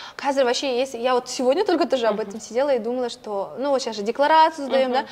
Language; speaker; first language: Russian; non-native, local second language; Kazakh